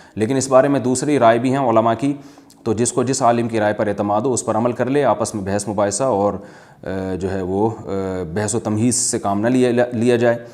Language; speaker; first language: Urdu; native; Urdu